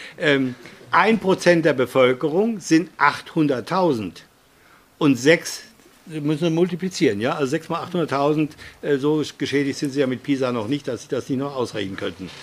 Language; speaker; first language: German; native; German